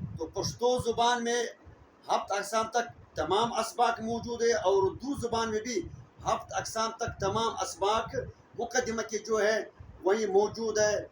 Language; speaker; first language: Urdu; non-native, local second language; Pashto